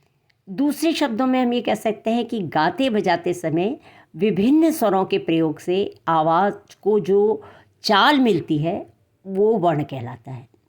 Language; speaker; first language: Hindi; native; Hindi